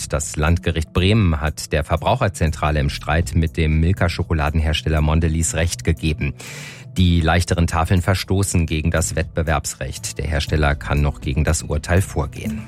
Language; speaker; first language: German; native; German